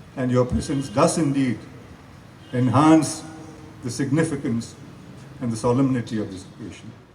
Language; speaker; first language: English; non-native, local second language; Malayalam